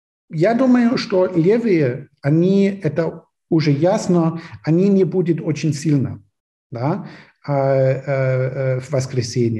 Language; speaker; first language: Russian; non-native, fluent; German